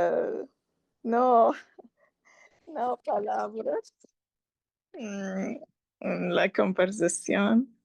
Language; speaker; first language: Spanish; non-native, learner; English